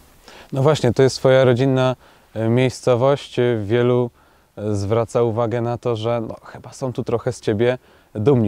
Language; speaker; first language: Polish; native; Polish